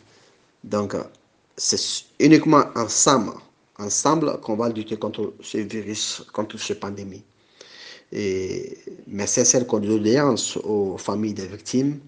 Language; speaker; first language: French; non-native, local second language; Bambara